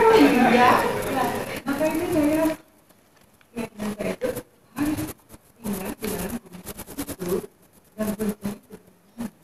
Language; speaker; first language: Indonesian; non-native, fluent; Japanese